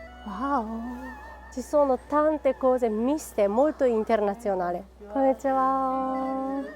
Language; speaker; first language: Italian; non-native, fluent; Japanese